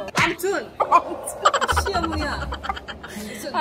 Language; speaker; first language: Korean; non-native, learner; Filipino